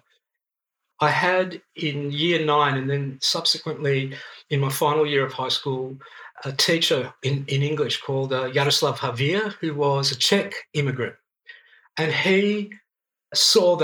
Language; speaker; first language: English; non-native, local second language; Greek